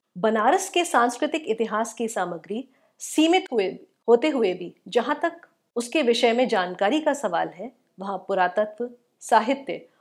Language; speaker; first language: Hindi; native; Hindi